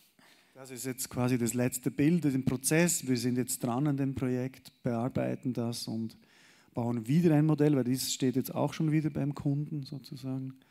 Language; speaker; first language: German; native; German